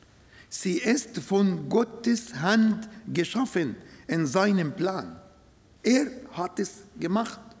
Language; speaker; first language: German; non-native, fluent; Arabic